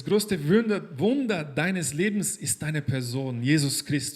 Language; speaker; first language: German; non-native, fluent; Portuguese